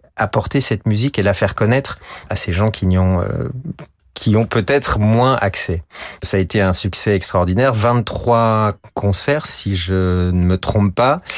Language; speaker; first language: French; native; French